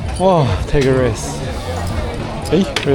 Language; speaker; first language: English; non-native, learner; Chinese